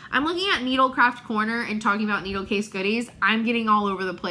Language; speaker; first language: English; native; English